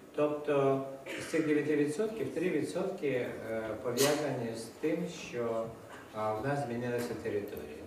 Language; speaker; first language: Ukrainian; non-native, local second language; Russian